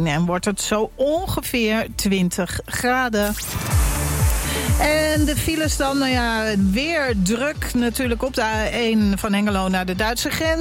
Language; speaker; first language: Dutch; native; Dutch